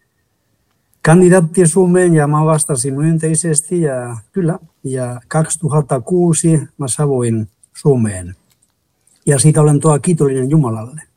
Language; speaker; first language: Finnish; non-native, fluent; Spanish